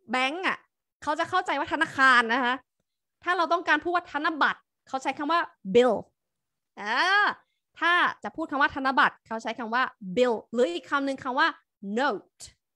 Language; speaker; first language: Thai; native; Thai